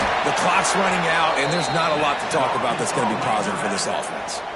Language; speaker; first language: English; native; English